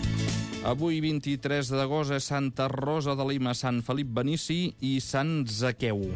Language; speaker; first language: Catalan; native; Catalan